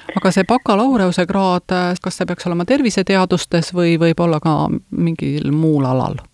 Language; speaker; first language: Estonian; native; Estonian